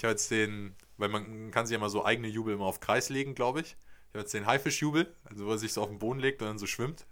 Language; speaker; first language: German; native; German